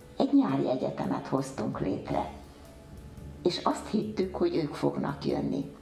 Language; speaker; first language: Hungarian; early bilingual, heritage; Hungarian